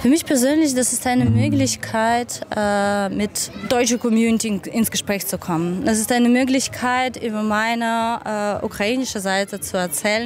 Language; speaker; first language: German; non-native, fluent; Ukrainian